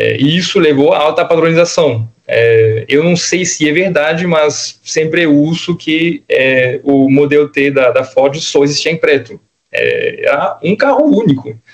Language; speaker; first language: Portuguese; non-native, fluent; French